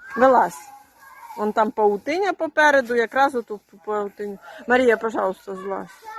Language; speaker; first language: Ukrainian; native; Ukrainian